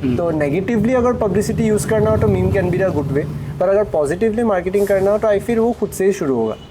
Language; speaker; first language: Hindi; non-native, local second language; Assamese